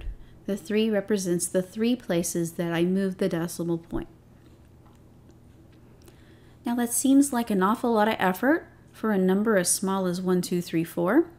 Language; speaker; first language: English; native; English